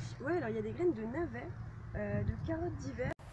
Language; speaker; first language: French; native; French